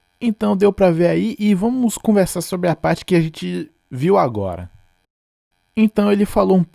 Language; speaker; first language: Portuguese; non-native, fluent; English